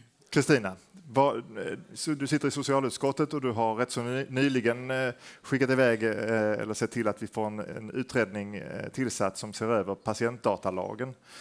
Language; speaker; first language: Swedish; native; Swedish